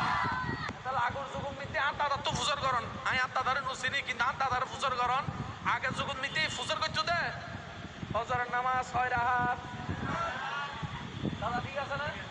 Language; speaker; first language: Bangla; non-native, local second language; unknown